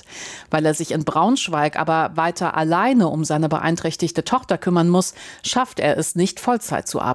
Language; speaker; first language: German; native; German